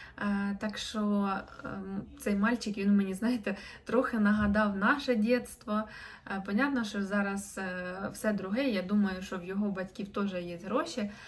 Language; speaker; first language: Ukrainian; native; Ukrainian